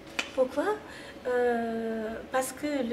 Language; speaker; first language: French; non-native, fluent; Japanese